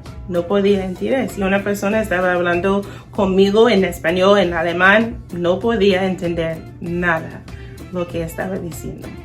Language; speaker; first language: Spanish; non-native, learner; English